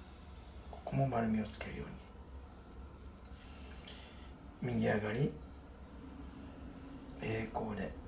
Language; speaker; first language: Japanese; native; Japanese